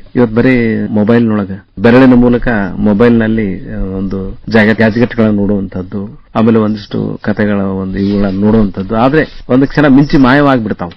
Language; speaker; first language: Kannada; native; Kannada